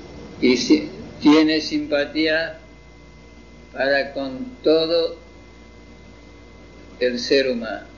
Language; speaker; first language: Spanish; non-native, fluent; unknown